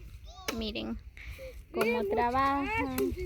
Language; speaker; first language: Spanish; native; Spanish